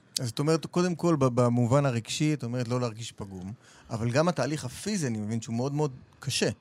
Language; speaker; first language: Hebrew; native; Hebrew